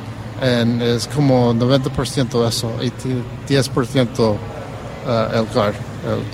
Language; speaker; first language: Spanish; early bilingual, heritage; Spanish